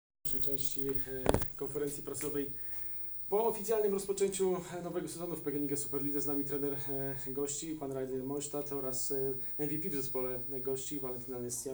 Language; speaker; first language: Polish; native; Polish